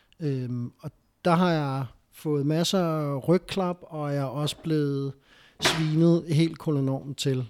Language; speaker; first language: Danish; early bilingual, other home language; Spanish